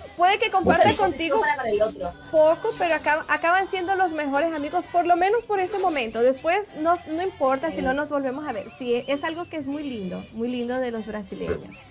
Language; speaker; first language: Spanish; native; Spanish